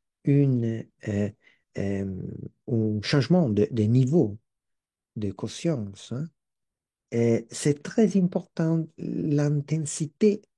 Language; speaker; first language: French; non-native, learner; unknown